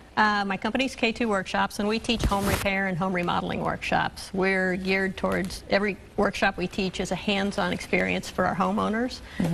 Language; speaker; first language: English; native; English